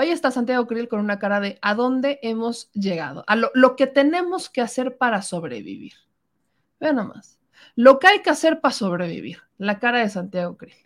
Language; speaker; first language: Spanish; native; Spanish